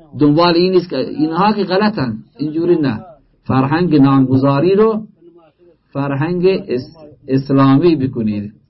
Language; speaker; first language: Persian; native; Persian